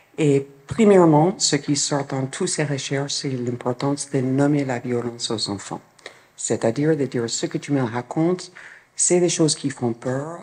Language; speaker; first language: French; non-native, fluent; English